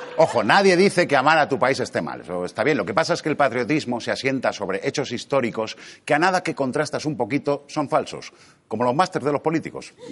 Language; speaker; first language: Spanish; native; Spanish